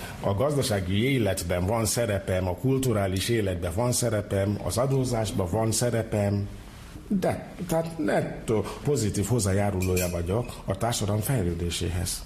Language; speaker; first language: Hungarian; non-native, fluent; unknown